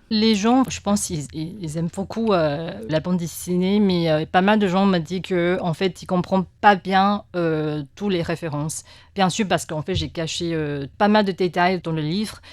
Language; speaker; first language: French; non-native, fluent; Chinese